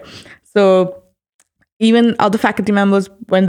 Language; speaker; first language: English; non-native, local second language; Bangla